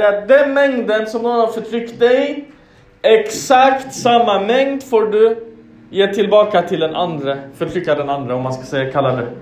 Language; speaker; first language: Swedish; non-native, fluent; Arabic